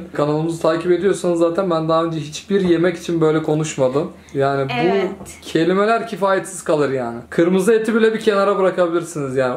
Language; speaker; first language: Turkish; native; Turkish